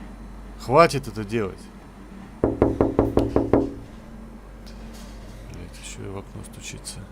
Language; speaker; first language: Russian; native; Russian